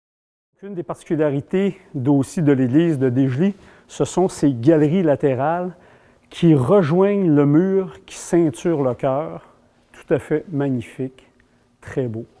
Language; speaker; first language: French; native; French